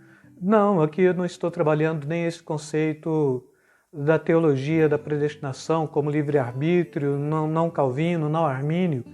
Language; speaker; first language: Portuguese; native; Portuguese